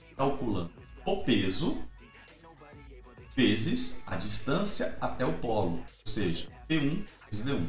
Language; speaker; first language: Portuguese; native; Portuguese